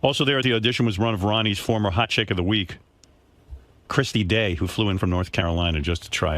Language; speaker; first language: English; native; English